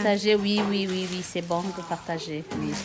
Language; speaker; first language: French; non-native, local second language; Rundi